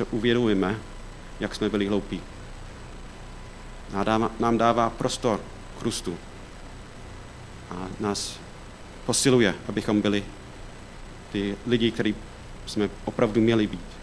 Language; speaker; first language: Czech; non-native, fluent; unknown